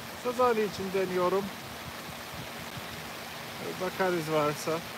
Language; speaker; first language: Turkish; non-native, learner; English